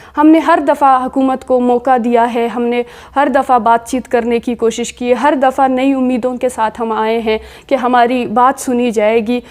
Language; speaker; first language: Urdu; non-native, local second language; Baluchi